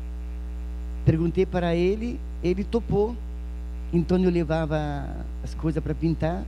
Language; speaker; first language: Portuguese; non-native, fluent; Italian